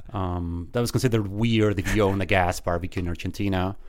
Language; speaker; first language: English; early bilingual, other home language; Spanish